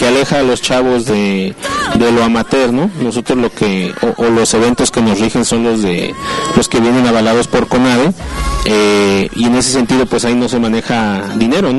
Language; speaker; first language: Spanish; native; Spanish